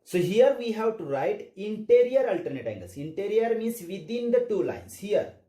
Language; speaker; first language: English; non-native, local second language; Marathi